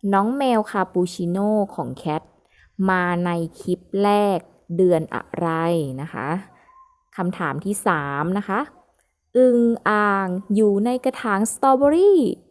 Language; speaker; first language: Thai; native; Thai